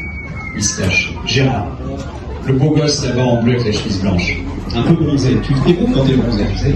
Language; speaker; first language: French; native; French